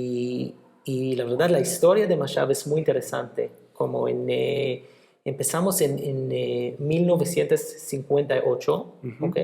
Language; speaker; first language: Spanish; non-native, fluent; Hebrew